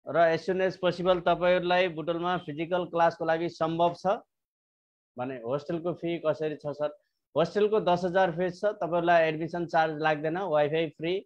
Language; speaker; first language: Nepali; native; Nepali